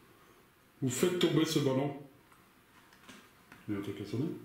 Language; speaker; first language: French; native; French